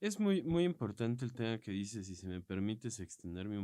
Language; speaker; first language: Spanish; native; Spanish